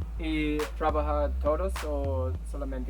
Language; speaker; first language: Spanish; non-native, learner; English